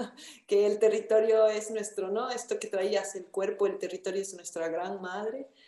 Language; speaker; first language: Spanish; native; Spanish